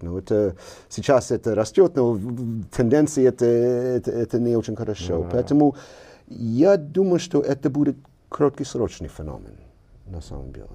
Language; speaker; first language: Russian; non-native, fluent; English